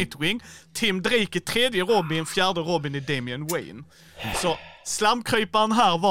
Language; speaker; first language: Swedish; native; Swedish